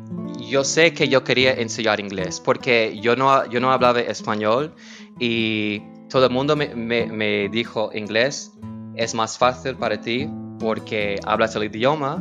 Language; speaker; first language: Spanish; non-native, learner; English